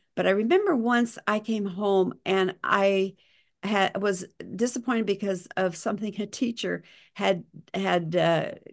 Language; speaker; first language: English; native; English